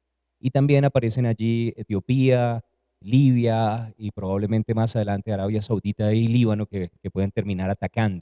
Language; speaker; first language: Spanish; native; Spanish